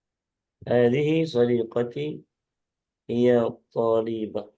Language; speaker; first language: Arabic; non-native, learner; Indonesian